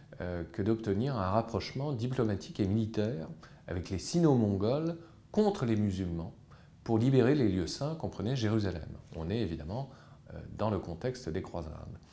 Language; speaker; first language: French; native; French